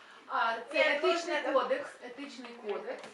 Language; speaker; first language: Ukrainian; non-native, local second language; Russian